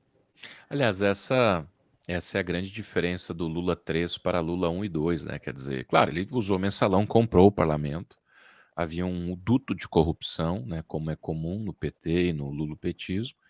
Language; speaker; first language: Portuguese; native; Portuguese